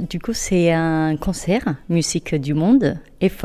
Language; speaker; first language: French; native; French